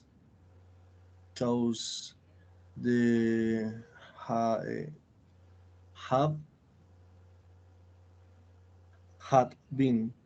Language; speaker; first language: English; non-native, learner; Spanish